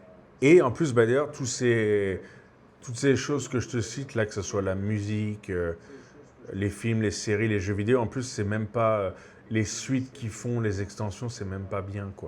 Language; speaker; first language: French; native; French